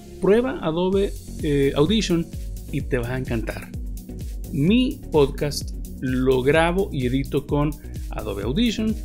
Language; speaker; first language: Spanish; native; Spanish